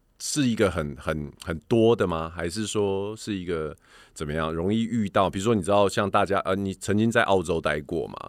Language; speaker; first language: Chinese; native; Chinese